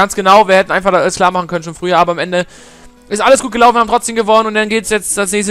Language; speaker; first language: German; native; German